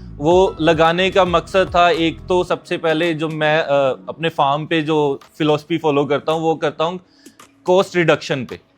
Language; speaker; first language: Hindi; non-native, local second language; Punjabi